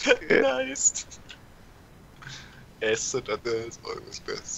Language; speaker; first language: English; non-native, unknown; German